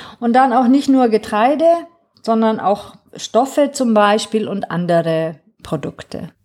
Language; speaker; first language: German; non-native, fluent; Greek